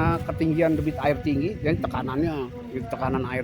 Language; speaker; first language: Indonesian; native; Indonesian